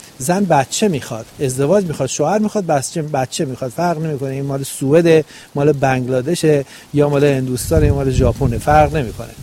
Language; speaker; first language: Persian; native; Persian